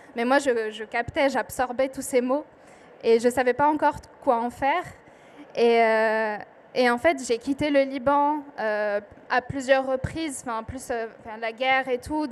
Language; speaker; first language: French; non-native, local second language; Arabic